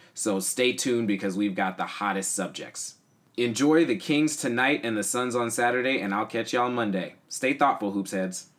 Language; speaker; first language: English; native; English